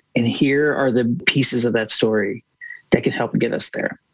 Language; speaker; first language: English; native; English